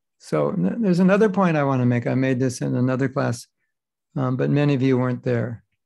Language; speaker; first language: English; native; English